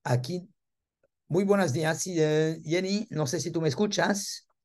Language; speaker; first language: Spanish; non-native, learner; French